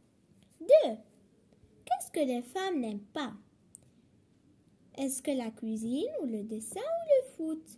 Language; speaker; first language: French; non-native, local second language; Arabic